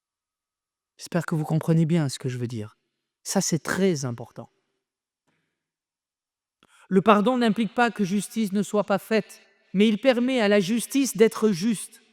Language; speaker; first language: French; native; French